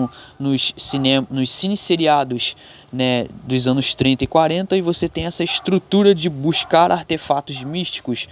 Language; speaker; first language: Portuguese; native; Portuguese